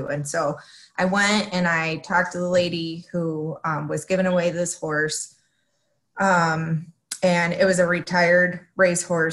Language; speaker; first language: English; early bilingual, other home language; Spanish